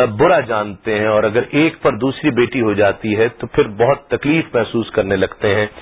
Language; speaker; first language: Urdu; native; Urdu